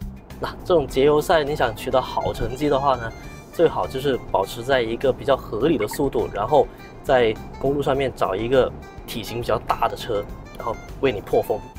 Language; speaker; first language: Chinese; native; Chinese